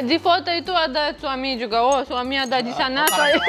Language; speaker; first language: Indonesian; non-native, learner; Russian